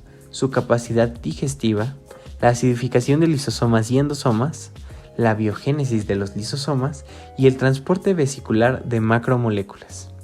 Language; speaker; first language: Spanish; native; Spanish